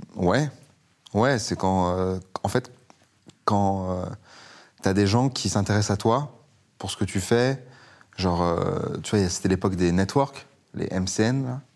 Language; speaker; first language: French; early bilingual, other home language; Persian